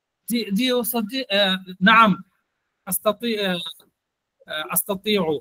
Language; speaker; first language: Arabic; non-native, learner; Bangla